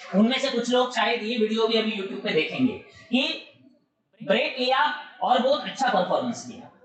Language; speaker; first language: Hindi; non-native, local second language; Marathi